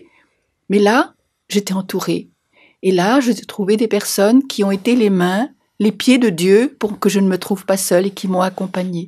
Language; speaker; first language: French; native; French